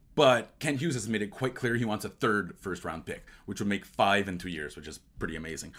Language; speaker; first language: English; native; English